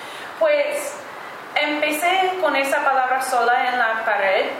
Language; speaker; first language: Spanish; non-native, fluent; English